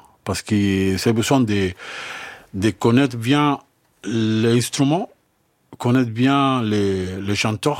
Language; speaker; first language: French; non-native, fluent; Spanish